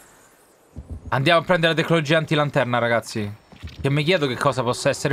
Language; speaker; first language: Italian; native; Italian